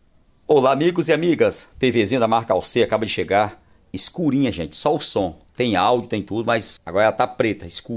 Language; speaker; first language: Portuguese; native; Portuguese